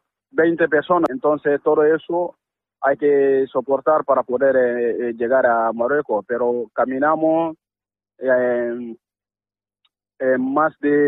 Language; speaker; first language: Spanish; non-native, learner; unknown